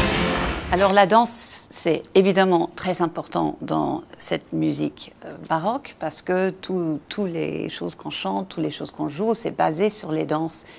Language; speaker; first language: French; non-native, fluent; English